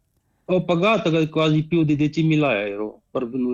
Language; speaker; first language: Italian; non-native, learner; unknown